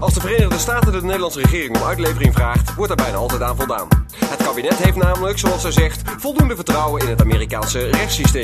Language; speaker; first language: Dutch; native; Dutch